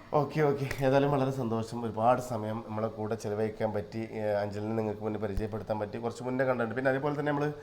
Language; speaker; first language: Malayalam; native; Malayalam